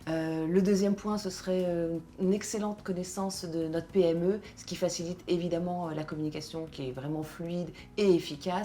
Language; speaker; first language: French; native; French